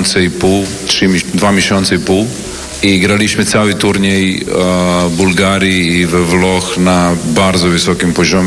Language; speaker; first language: Polish; non-native, learner; Serbian